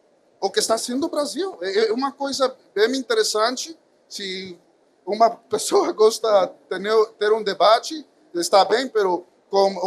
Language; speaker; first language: Portuguese; non-native, fluent; Spanish